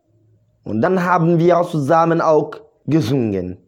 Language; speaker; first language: German; non-native, learner; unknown